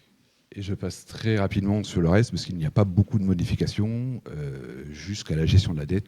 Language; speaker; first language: French; native; French